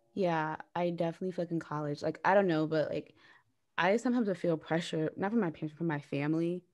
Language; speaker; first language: English; native; English